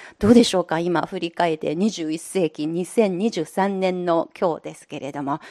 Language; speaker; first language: Japanese; non-native, fluent; Chinese